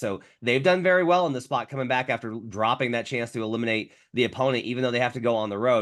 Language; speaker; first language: English; native; English